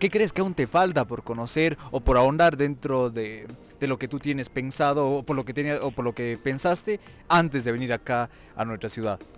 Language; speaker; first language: Spanish; native; Spanish